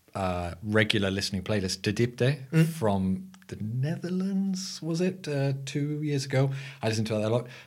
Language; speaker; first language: English; native; English